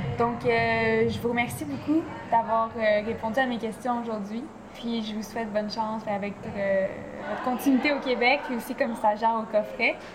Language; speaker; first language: French; native; French